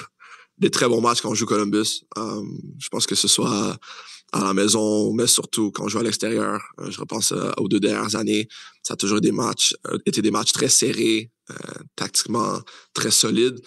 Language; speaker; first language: French; native; French